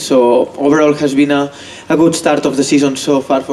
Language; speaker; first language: English; non-native, fluent; Spanish